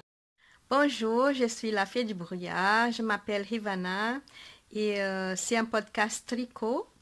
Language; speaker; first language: French; non-native, fluent; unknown